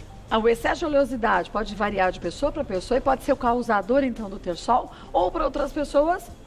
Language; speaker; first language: Portuguese; native; Portuguese